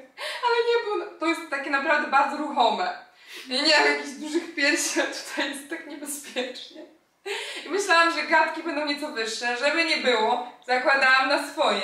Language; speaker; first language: Polish; native; Polish